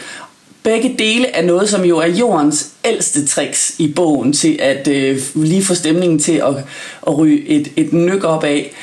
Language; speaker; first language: Danish; native; Danish